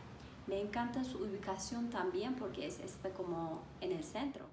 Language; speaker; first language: Spanish; non-native, learner; Turkish